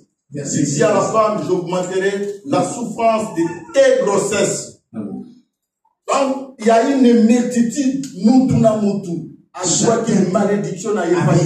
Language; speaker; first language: French; non-native, local second language; Lingala